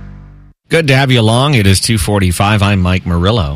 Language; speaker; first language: English; native; English